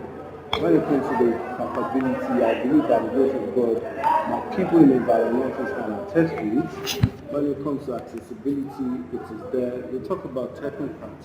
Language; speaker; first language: English; non-native, local second language; Yoruba